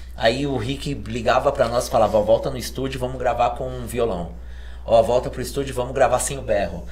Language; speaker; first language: Portuguese; native; Portuguese